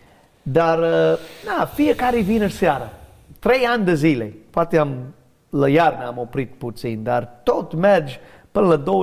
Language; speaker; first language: Romanian; non-native, learner; English